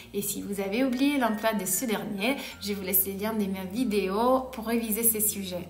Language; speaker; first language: French; non-native, fluent; Italian